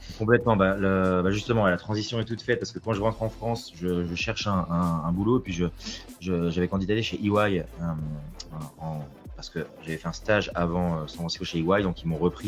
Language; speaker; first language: French; native; French